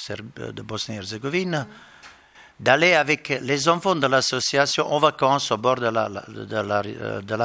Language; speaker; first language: French; non-native, learner; Bosnian